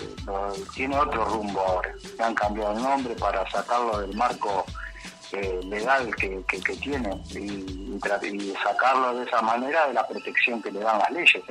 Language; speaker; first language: Spanish; native; Spanish